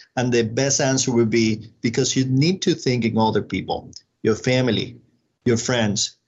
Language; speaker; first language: English; non-native, fluent; Spanish